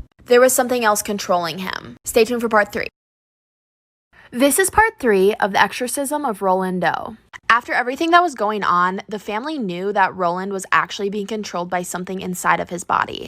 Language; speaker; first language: English; native; English